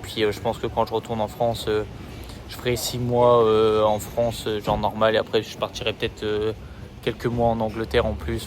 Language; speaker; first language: French; native; French